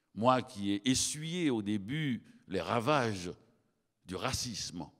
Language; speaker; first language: French; native; French